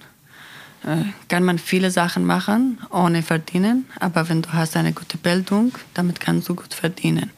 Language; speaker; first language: German; non-native, learner; Persian